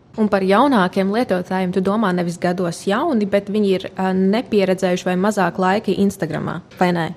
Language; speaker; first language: Latvian; native; Latvian